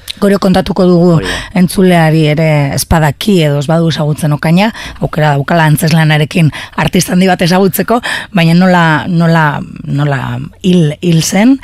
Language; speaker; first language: Basque; native; Basque